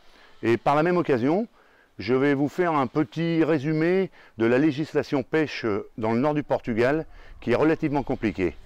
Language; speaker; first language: French; native; French